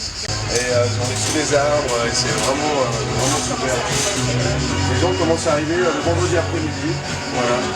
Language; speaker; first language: French; native; French